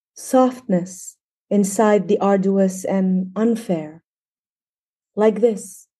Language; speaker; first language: English; non-native, fluent; Arabic